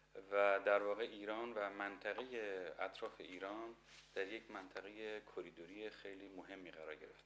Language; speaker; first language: Persian; native; Persian